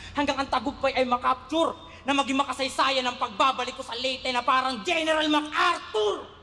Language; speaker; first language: Filipino; native; Filipino